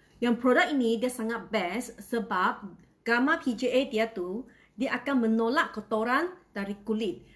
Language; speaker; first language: Malay; non-native, local second language; Chinese